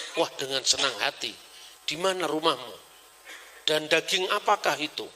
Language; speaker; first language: Indonesian; non-native, local second language; Javanese